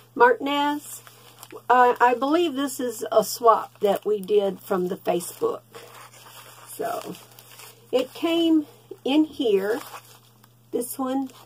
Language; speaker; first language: English; native; English